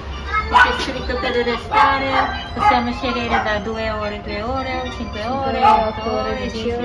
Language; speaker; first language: Italian; non-native, learner; Japanese